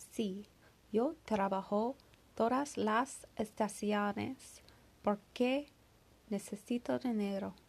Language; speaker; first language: Spanish; non-native, learner; English